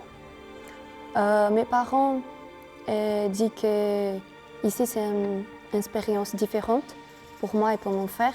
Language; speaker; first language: French; non-native, learner; Portuguese